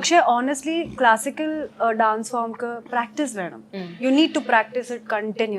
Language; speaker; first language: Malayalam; early bilingual, heritage; Malayalam